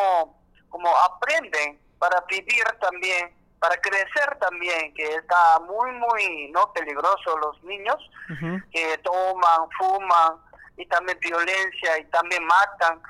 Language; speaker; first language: Spanish; non-native, learner; Korean